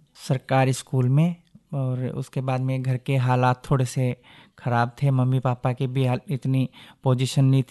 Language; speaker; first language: Hindi; native; Hindi